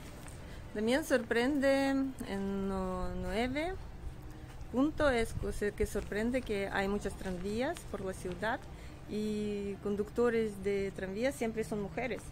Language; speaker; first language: Spanish; non-native, learner; Russian